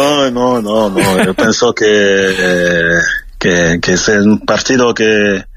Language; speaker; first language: Spanish; non-native, fluent; French